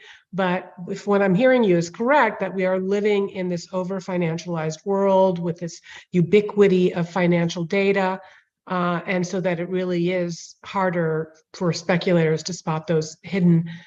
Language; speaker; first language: English; native; English